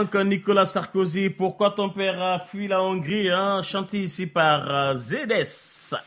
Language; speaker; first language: French; non-native, local second language; Bambara